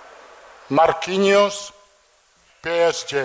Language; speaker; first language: Portuguese; non-native, learner; Italian